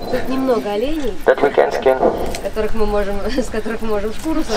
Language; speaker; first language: Russian; native; Russian